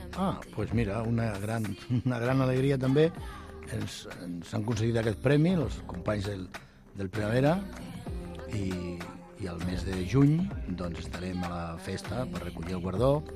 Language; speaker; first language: Catalan; non-native, local second language; Spanish